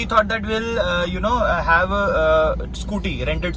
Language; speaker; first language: English; non-native, local second language; Hindi